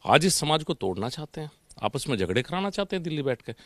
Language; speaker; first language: Hindi; native; Hindi